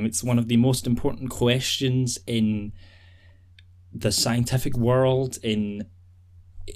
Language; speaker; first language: English; native; English